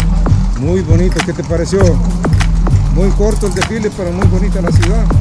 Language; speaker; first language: Spanish; native; Spanish